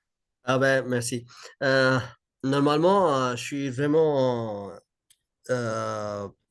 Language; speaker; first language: French; non-native, learner; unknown